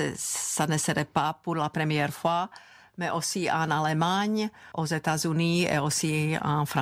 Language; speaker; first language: French; non-native, fluent; Czech